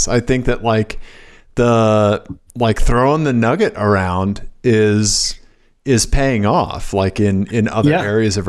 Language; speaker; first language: English; native; English